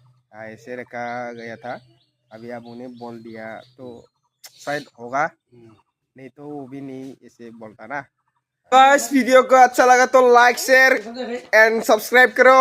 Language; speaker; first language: Hindi; non-native, local second language; Bodo